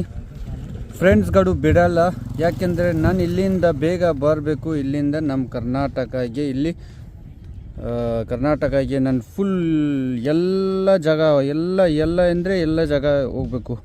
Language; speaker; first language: Kannada; non-native, fluent; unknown